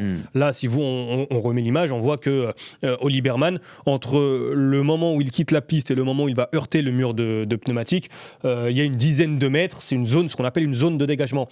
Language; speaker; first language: French; native; French